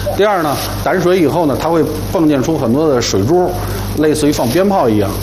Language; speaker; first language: Chinese; native; Chinese